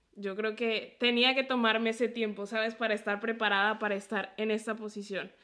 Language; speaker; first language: Spanish; native; Spanish